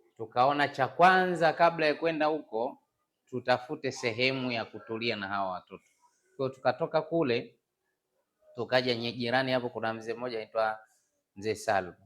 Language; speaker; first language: Swahili; non-native, local second language; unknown